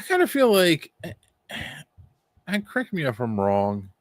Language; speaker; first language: English; native; English